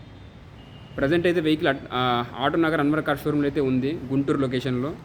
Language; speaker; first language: Telugu; native; Telugu